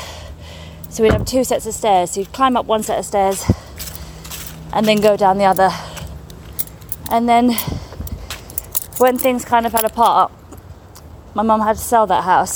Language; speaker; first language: English; native; English